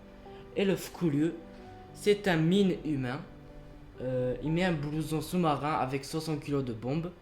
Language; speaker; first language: French; early bilingual, other home language; Japanese